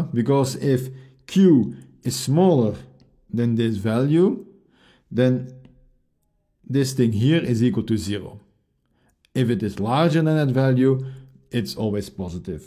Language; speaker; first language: English; non-native, fluent; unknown